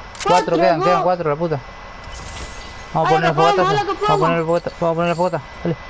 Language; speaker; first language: Spanish; native; Spanish